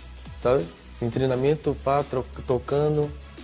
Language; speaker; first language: Spanish; non-native, learner; Portuguese